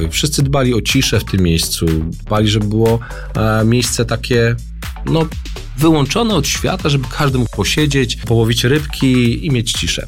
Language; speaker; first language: Polish; native; Polish